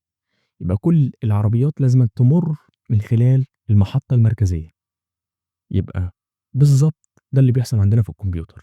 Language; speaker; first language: Arabic; native; Arabic